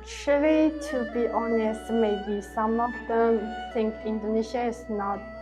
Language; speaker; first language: English; non-native, learner; Chinese